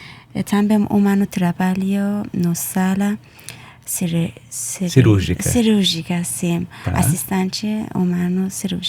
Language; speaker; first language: Portuguese; non-native, learner; Persian